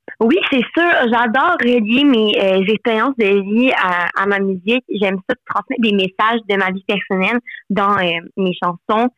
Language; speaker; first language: French; non-native, local second language; English